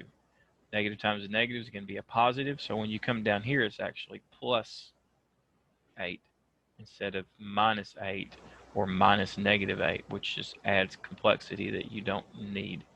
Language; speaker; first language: English; native; English